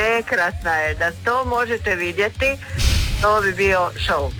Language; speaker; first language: Serbian; native; Serbian